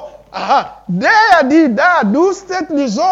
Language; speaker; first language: German; non-native, learner; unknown